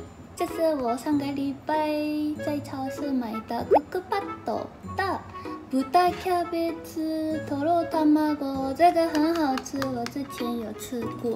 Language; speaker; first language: Chinese; non-native, fluent; Japanese